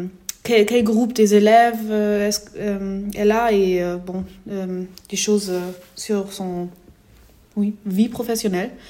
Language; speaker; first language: French; non-native, fluent; German